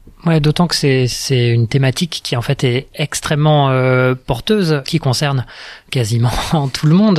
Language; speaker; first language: French; native; French